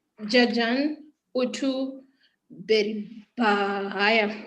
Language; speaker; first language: Indonesian; non-native, learner; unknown